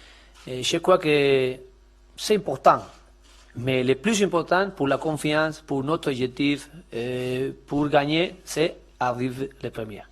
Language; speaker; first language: French; non-native, learner; Spanish